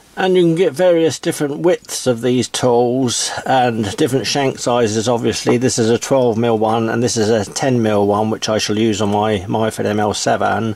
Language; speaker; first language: English; native; English